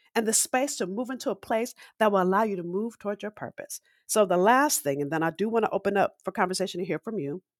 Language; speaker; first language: English; native; English